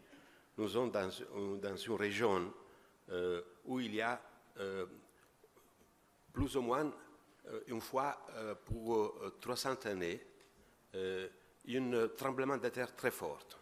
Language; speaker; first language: French; non-native, fluent; Italian